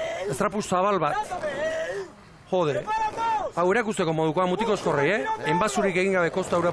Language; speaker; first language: Basque; native; Basque